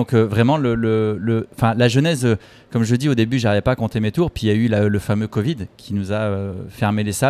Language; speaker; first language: French; native; French